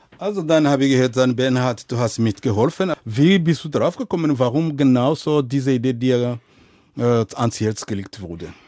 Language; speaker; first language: German; non-native, fluent; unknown